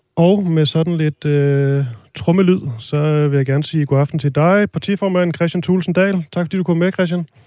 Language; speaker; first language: Danish; native; Danish